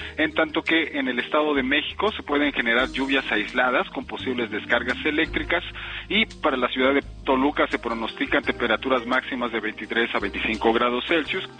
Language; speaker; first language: Spanish; native; Spanish